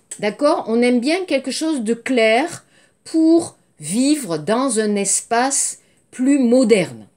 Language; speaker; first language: French; native; French